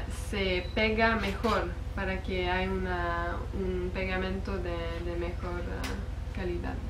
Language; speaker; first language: Spanish; non-native, fluent; French